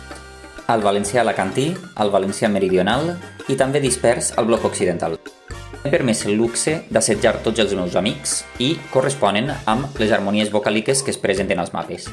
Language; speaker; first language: Catalan; native; Catalan